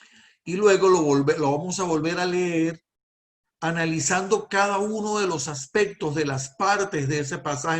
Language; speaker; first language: Spanish; native; Spanish